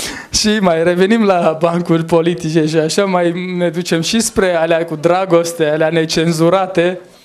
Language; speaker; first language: Romanian; non-native, fluent; Armenian